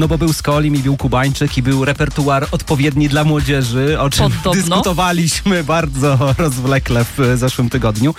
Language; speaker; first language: Polish; native; Polish